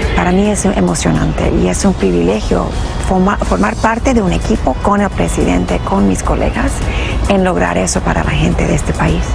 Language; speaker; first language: Spanish; early bilingual, heritage; Spanish